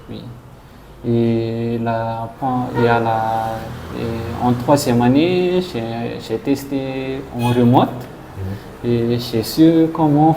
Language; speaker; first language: French; non-native, local second language; Malagasy